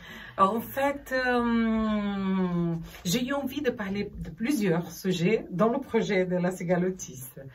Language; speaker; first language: French; non-native, fluent; Portuguese